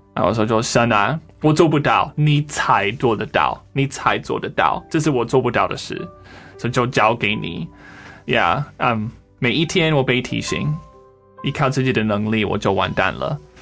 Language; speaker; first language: Chinese; non-native, fluent; English